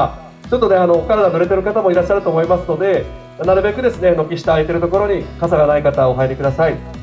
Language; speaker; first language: Japanese; native; Japanese